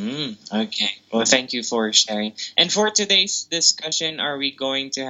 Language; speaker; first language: English; non-native, local second language; Filipino